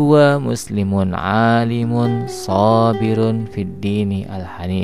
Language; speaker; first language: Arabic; non-native, fluent; Indonesian